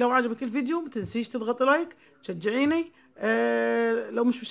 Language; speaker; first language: Arabic; native; Arabic